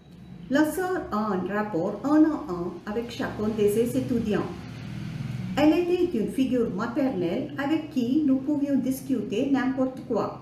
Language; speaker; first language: French; non-native, fluent; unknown